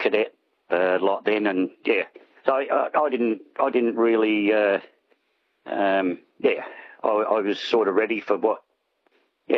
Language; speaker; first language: English; native; English